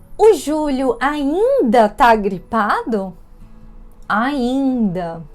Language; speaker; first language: Portuguese; native; Portuguese